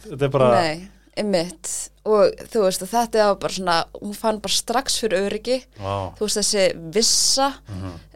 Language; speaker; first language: Icelandic; early bilingual, other home language; Thai